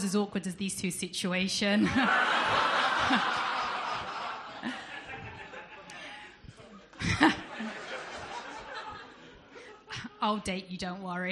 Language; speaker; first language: English; native; English